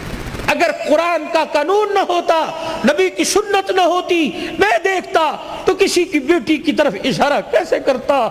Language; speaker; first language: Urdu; non-native, local second language; Punjabi